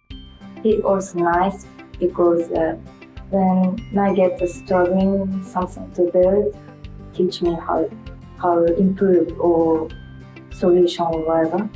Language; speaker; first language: English; non-native, learner; Japanese